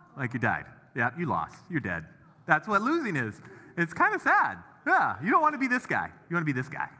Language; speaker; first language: English; native; English